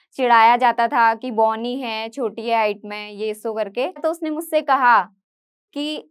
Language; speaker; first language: Hindi; native; Hindi